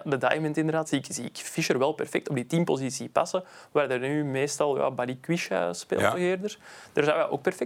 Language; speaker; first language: Dutch; native; Dutch